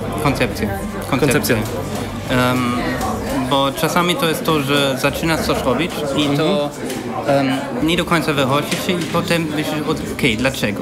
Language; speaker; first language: Polish; non-native, learner; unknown